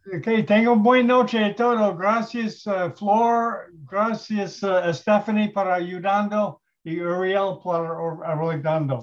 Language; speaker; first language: Spanish; non-native, learner; English